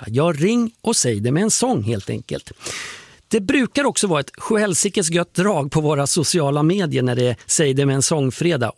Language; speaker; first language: Swedish; native; Swedish